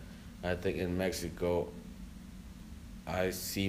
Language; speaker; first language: English; non-native, fluent; Spanish